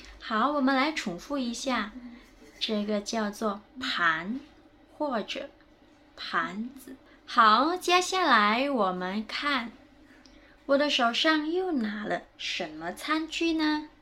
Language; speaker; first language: Chinese; non-native, fluent; Indonesian